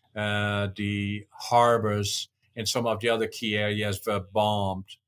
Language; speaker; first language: English; non-native, fluent; Dutch